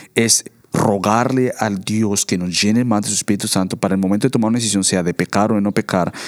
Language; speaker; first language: Spanish; native; Spanish